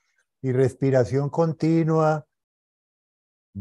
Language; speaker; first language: Spanish; native; Spanish